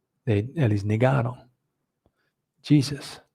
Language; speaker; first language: Portuguese; non-native, fluent; English